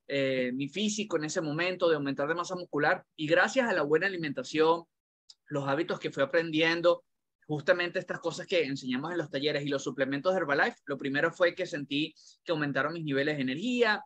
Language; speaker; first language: Spanish; native; Spanish